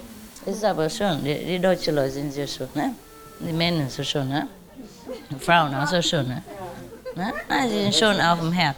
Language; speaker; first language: German; non-native, learner; Vietnamese